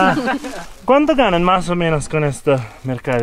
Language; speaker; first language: Spanish; non-native, learner; English